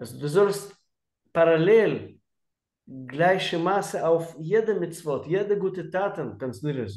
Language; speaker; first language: German; non-native, learner; Russian